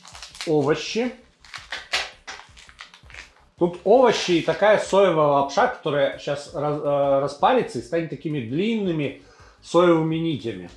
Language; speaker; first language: Russian; native; Russian